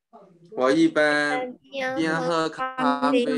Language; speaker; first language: Chinese; non-native, learner; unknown